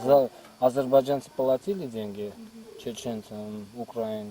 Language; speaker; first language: Russian; non-native, local second language; Armenian